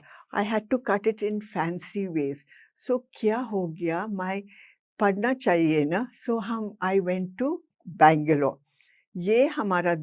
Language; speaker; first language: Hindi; non-native, local second language; English